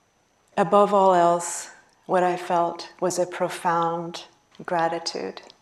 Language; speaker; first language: English; native; English